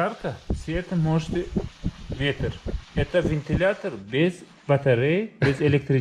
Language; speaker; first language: Russian; non-native, learner; Uzbek